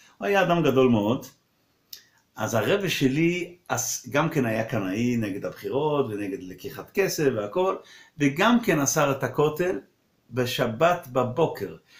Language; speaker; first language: Hebrew; non-native, local second language; Yiddish